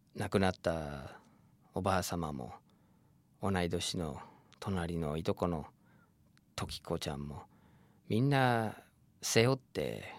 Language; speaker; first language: Japanese; non-native, fluent; English